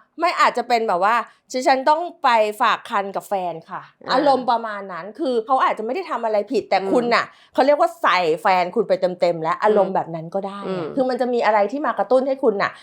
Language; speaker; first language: Thai; native; Thai